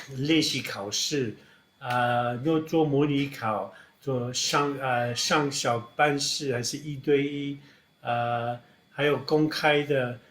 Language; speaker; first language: Chinese; non-native, fluent; English